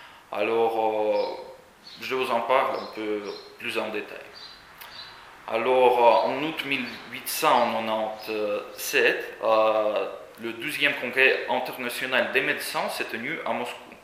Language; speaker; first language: French; non-native, fluent; Russian